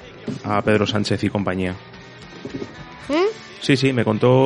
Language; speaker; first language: Spanish; native; Spanish